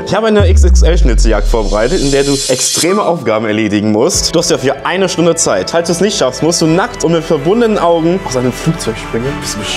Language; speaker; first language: German; native; German